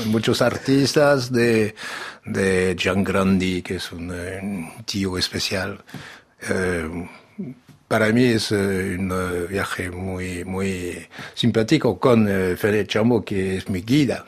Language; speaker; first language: Spanish; non-native, learner; French